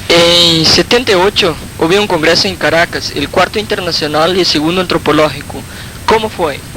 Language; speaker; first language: Spanish; non-native, fluent; Portuguese